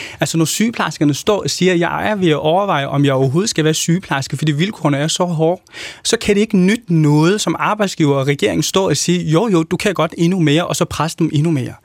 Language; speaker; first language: Danish; non-native, fluent; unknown